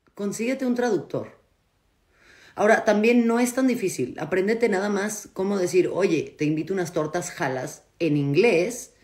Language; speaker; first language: Spanish; native; Spanish